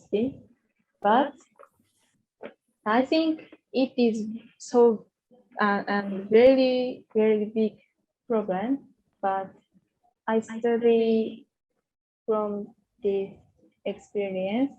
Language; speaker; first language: English; non-native, learner; Japanese